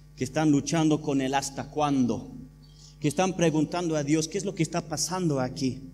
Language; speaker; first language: Spanish; non-native, fluent; English